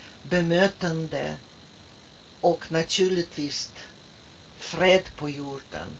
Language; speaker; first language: Swedish; non-native, fluent; Russian